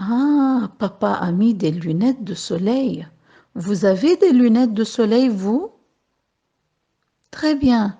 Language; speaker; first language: French; non-native, local second language; Arabic